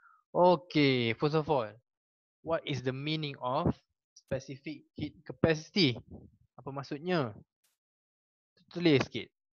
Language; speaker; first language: English; non-native, local second language; Malay